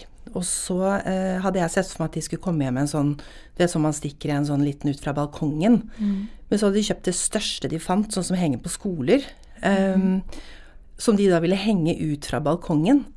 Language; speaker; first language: Norwegian; native; Norwegian